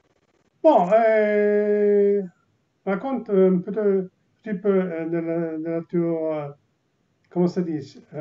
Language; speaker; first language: French; non-native, learner; Italian